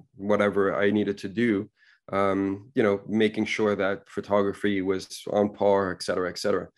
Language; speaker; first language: English; native; English